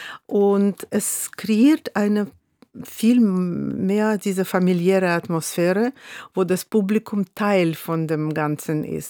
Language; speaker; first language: German; non-native, fluent; Russian